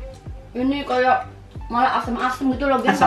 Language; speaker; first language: Indonesian; native; Indonesian